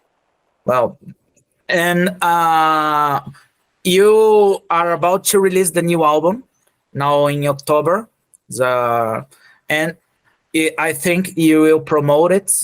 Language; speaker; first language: English; non-native, fluent; Portuguese